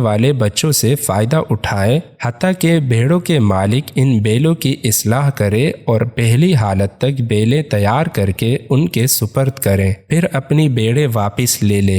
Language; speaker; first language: Urdu; native; Urdu